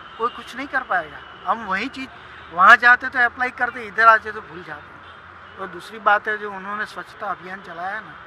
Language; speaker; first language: Hindi; non-native, local second language; Gujarati